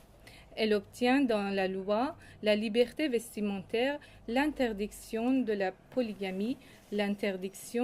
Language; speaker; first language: French; non-native, fluent; Persian